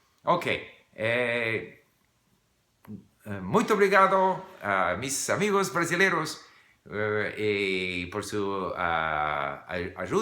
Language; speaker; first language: Portuguese; non-native, fluent; English